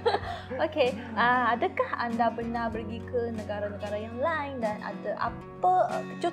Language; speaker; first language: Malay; non-native, fluent; Chinese